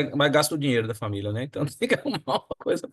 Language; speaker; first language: Portuguese; native; Portuguese